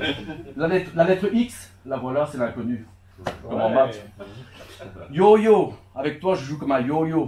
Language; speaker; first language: French; early bilingual, other home language; Turkish